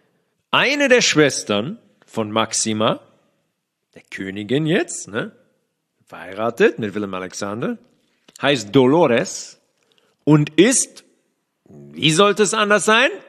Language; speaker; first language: German; native; German